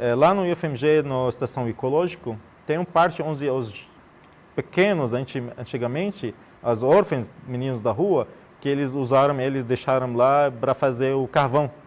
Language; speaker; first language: Portuguese; non-native, fluent; Arabic